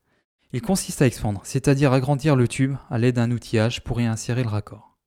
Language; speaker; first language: French; native; French